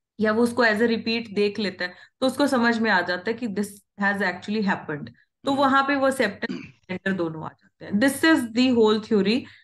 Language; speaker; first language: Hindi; non-native, local second language; Punjabi